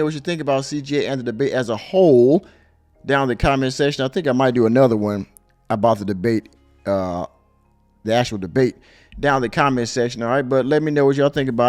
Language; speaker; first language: English; native; English